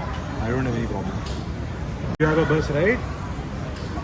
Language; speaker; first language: English; non-native, local second language; Hindi